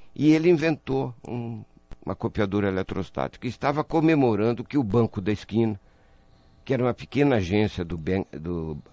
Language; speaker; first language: Portuguese; native; Portuguese